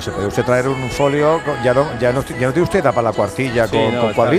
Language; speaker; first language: Spanish; native; Spanish